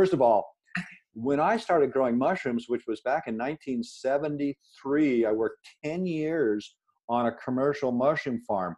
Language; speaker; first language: English; native; English